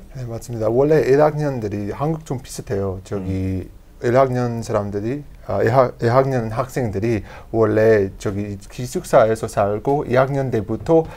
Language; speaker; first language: Korean; non-native, learner; English